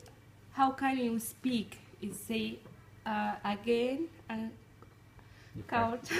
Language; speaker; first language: English; non-native, learner; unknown